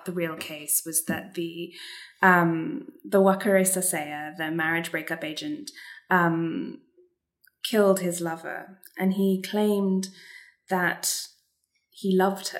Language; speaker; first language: English; native; English